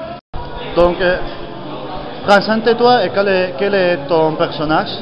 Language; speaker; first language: French; non-native, learner; Basque